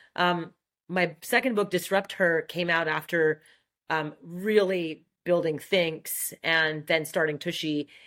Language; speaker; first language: English; non-native, fluent; French